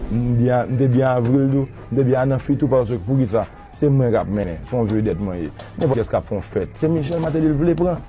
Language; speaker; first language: Haitian Creole; native; Haitian Creole